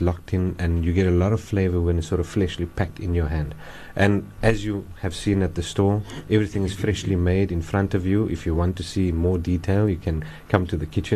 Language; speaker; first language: English; native; English